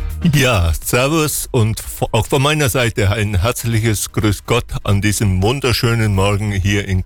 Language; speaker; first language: German; native; German